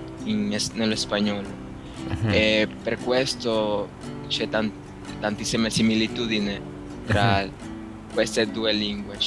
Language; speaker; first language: Italian; non-native, fluent; Spanish